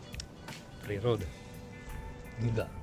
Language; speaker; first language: Russian; non-native, learner; Finnish